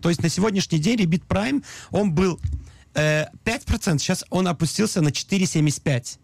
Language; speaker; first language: Russian; native; Russian